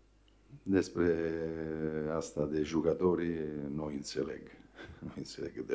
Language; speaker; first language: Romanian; non-native, fluent; Italian